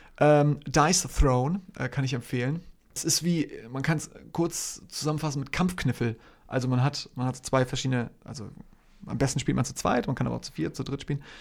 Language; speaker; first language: German; early bilingual, other home language; Polish